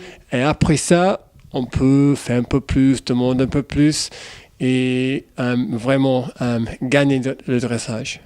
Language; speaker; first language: French; non-native, fluent; English